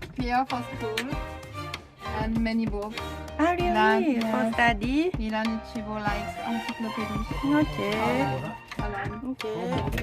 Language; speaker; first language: English; non-native, learner; Thai